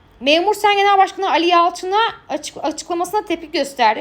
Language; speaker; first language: Turkish; native; Turkish